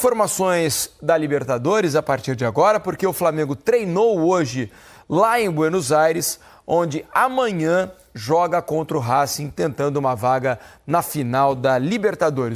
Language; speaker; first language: Portuguese; native; Portuguese